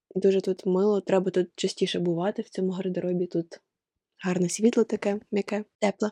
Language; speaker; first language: Ukrainian; non-native, local second language; Russian